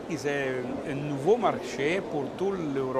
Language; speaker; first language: French; non-native, learner; Italian